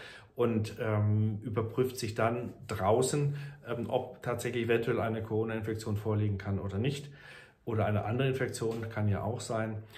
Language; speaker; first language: German; native; German